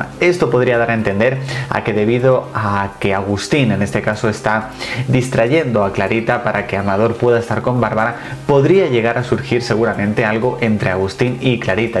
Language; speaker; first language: Spanish; native; Spanish